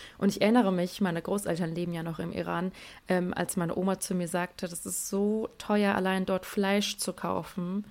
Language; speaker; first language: German; early bilingual, other home language; Persian